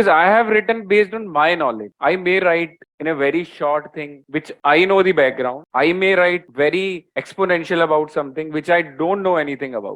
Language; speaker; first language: English; non-native, local second language; Hindi